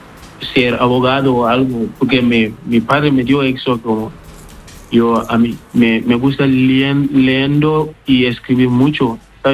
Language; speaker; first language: Spanish; non-native, learner; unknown